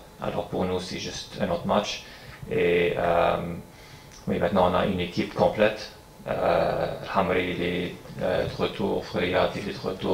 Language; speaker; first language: French; non-native, fluent; English